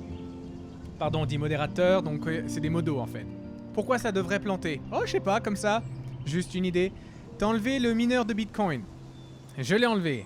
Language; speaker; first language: French; native; French